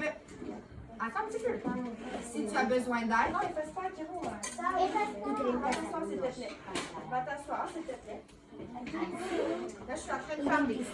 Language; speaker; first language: French; native; French